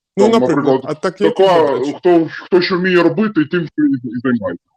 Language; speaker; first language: Ukrainian; non-native, local second language; Russian